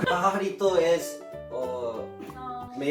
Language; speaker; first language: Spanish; non-native, learner; Korean